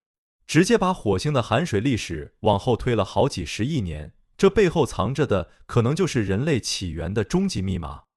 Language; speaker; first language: Chinese; native; Chinese